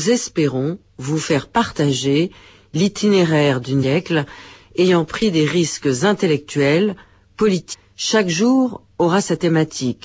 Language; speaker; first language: French; native; French